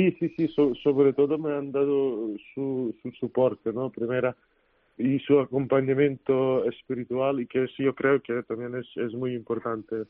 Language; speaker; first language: Spanish; non-native, fluent; Ukrainian